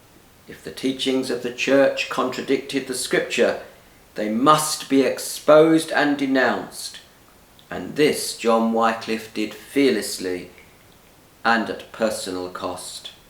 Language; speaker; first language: English; native; English